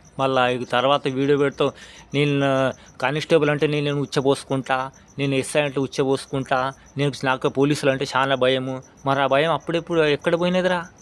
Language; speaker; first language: Telugu; non-native, local second language; Urdu